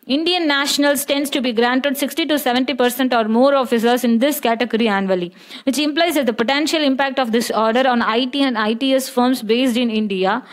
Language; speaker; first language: English; non-native, local second language; Tamil